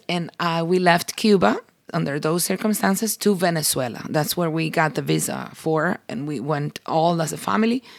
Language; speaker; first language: English; early bilingual, other home language; Spanish